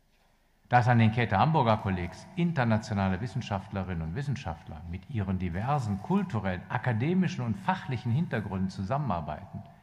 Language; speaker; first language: German; native; German